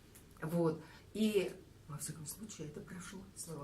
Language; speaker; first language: Russian; native; Russian